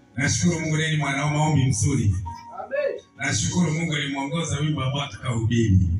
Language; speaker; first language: Swahili; native; Swahili